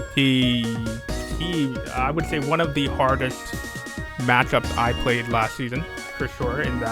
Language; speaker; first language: English; native; English